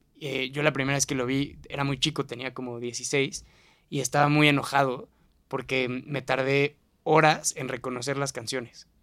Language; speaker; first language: Spanish; native; Spanish